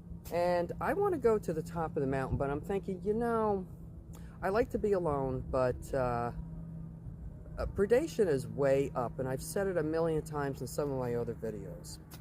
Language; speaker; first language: English; native; English